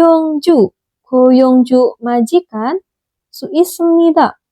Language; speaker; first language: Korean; non-native, fluent; Indonesian